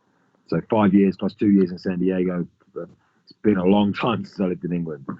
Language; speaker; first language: English; native; English